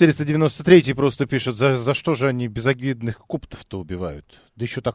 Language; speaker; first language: Russian; native; Russian